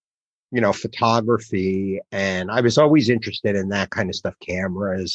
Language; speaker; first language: English; native; English